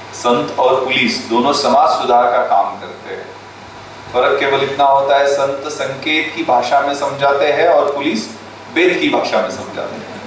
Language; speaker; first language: Hindi; non-native, local second language; Marathi